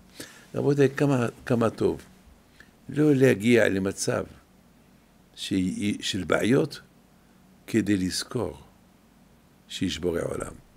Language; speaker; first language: Hebrew; non-native, fluent; French